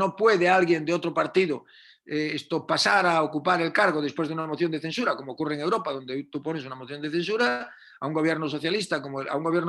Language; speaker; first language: Spanish; native; Spanish